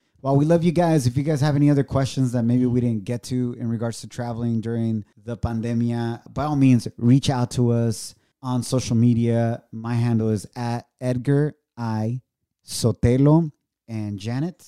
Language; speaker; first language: English; early bilingual, other home language; Spanish